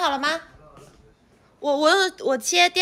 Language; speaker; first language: Chinese; native; Chinese